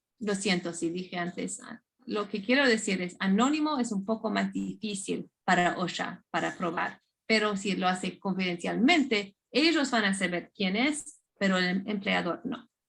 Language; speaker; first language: Spanish; non-native, fluent; English